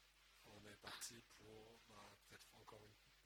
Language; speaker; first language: French; native; French